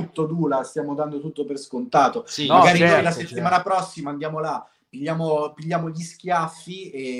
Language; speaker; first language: Italian; native; Italian